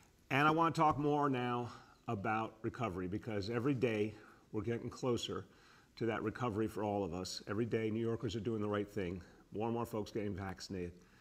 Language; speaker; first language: English; native; English